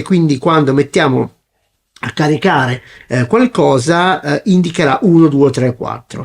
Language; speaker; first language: Italian; native; Italian